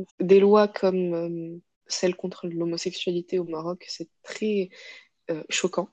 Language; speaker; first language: French; non-native, local second language; Arabic